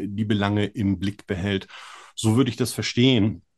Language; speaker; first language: German; native; German